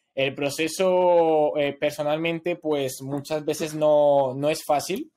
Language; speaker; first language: Spanish; native; Spanish